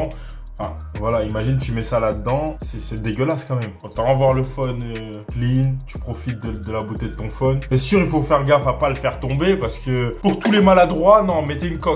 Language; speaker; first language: French; native; French